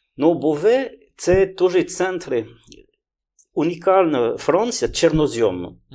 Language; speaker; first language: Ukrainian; non-native, learner; French